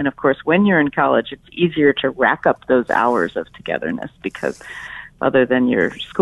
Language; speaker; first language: English; native; English